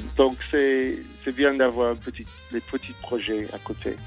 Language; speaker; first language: French; non-native, fluent; English